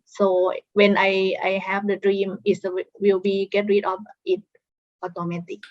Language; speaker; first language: English; non-native, fluent; Thai